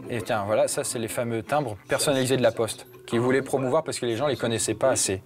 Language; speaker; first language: French; native; French